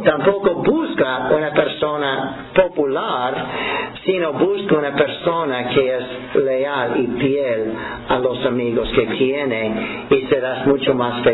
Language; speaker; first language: Spanish; non-native, fluent; English